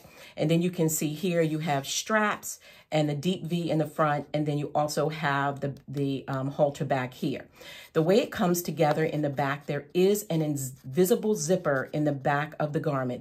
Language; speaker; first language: English; native; English